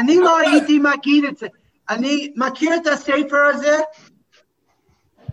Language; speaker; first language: Hebrew; non-native, fluent; English